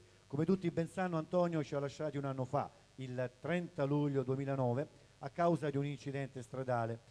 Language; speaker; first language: Italian; native; Italian